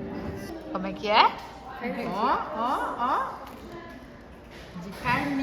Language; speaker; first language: Portuguese; native; Portuguese